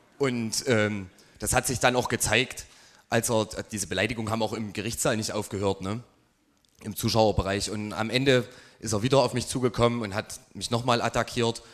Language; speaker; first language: German; native; German